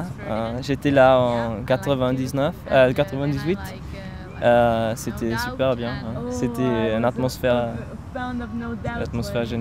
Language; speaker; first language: French; non-native, fluent; German